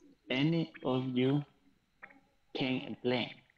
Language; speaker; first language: English; non-native, learner; Spanish